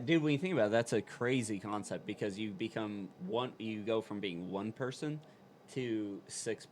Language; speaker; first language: English; native; English